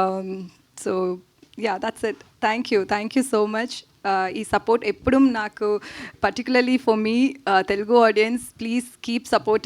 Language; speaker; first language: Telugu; non-native, learner; Tamil